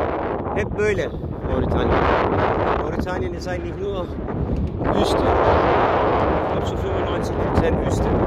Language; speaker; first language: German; early bilingual, other home language; Turkish